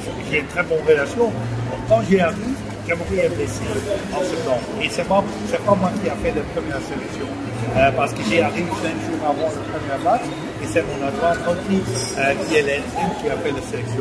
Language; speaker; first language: French; non-native, fluent; Dutch